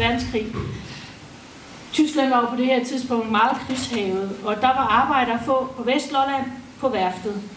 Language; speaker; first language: Danish; native; Danish